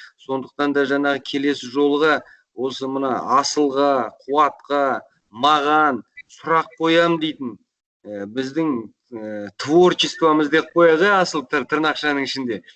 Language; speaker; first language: Kazakh; native; Kazakh